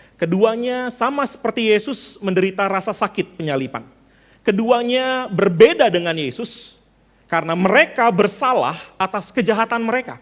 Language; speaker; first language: Indonesian; native; Indonesian